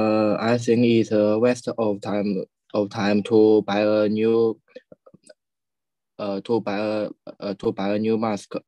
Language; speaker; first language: English; non-native, learner; Chinese